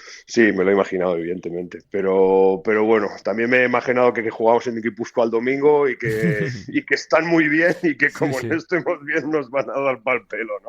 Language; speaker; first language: Spanish; native; Spanish